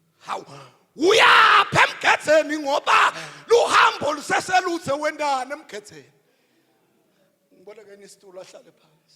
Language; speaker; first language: Zulu; non-native, local second language; Swati